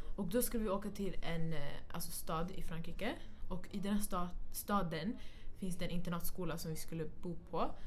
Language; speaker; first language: Swedish; early bilingual, other home language; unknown